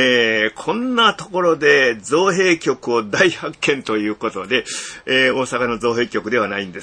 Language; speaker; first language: Japanese; native; Japanese